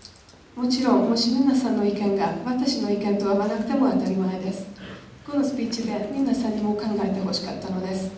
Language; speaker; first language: Japanese; non-native, learner; Hungarian